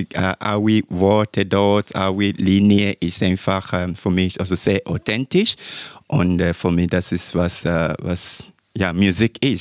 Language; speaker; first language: German; non-native, learner; English